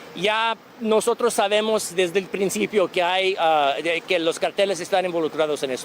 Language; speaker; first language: Spanish; early bilingual, other home language; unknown